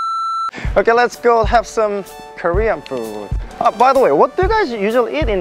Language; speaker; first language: English; non-native, learner; Korean